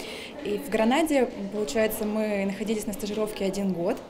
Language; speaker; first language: Russian; native; Russian